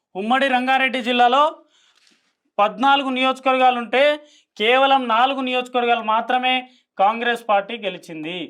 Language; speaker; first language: Telugu; non-native, local second language; Lambadi